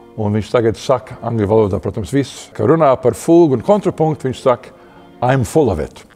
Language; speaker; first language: Latvian; early bilingual, heritage; Latvian